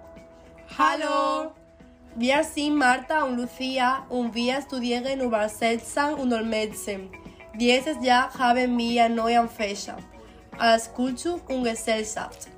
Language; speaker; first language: German; non-native, learner; Spanish